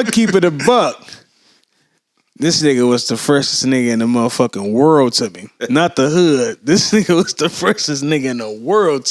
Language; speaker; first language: English; native; English